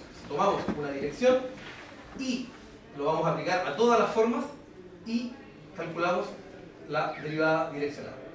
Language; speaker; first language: Spanish; native; Spanish